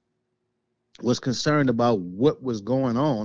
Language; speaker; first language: English; native; English